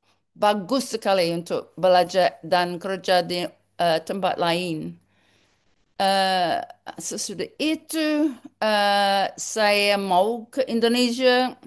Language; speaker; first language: Indonesian; non-native, learner; English